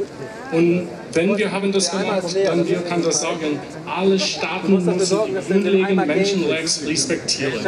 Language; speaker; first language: German; non-native, learner; English